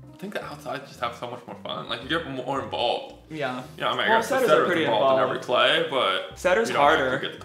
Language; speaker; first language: English; native; English